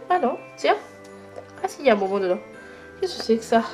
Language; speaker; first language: French; native; French